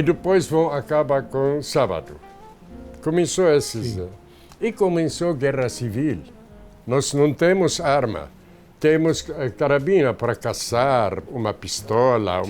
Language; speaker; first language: Portuguese; non-native, fluent; Arabic